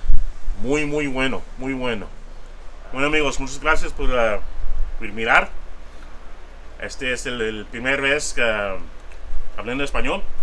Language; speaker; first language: Spanish; early bilingual, heritage; English